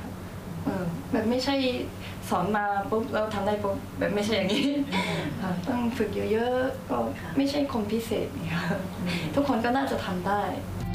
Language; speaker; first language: Thai; early bilingual, heritage; Thai